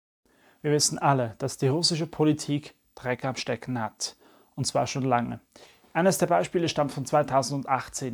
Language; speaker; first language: German; native; German